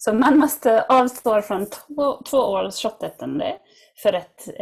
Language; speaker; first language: Swedish; non-native, fluent; English